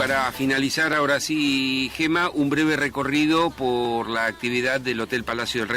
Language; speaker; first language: Spanish; native; Spanish